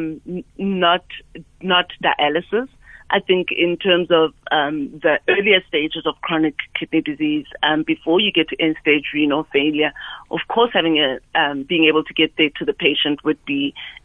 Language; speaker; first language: English; non-native, local second language; Southern Sotho